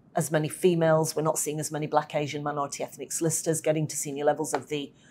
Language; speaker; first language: English; native; English